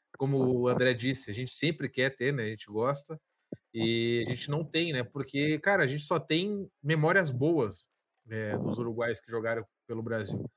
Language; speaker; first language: Portuguese; native; Portuguese